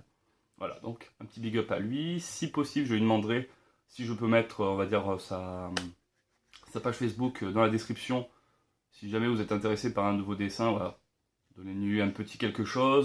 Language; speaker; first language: French; native; French